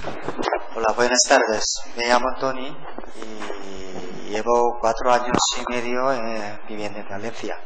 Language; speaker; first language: Spanish; non-native, learner; Korean